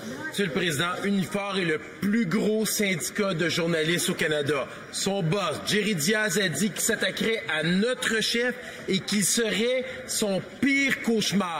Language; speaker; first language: French; native; French